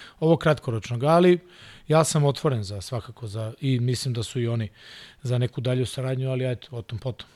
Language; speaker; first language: Serbian; non-native, local second language; Hungarian